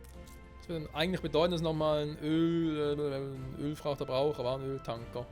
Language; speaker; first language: German; native; German